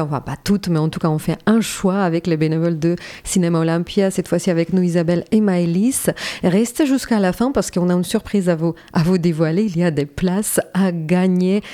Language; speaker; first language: French; native; French